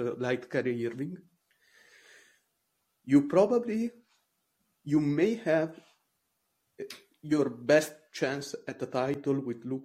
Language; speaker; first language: English; non-native, fluent; Italian